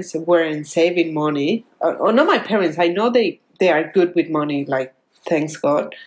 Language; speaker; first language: English; non-native, fluent; Spanish